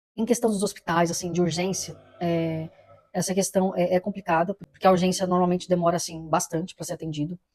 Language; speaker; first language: Portuguese; native; Portuguese